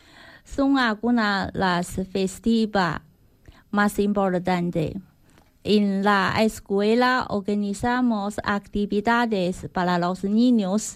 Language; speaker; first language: Spanish; non-native, learner; Chinese